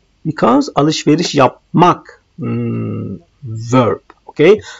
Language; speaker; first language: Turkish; non-native, fluent; Arabic